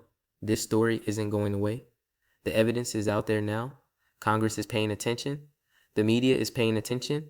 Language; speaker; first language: English; native; English